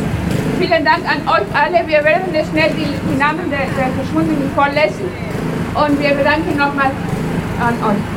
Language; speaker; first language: German; non-native, fluent; Spanish